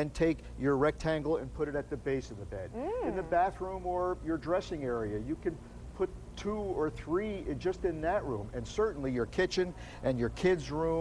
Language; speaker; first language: English; native; English